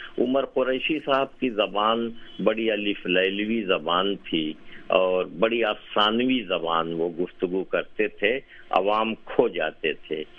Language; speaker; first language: Urdu; native; Urdu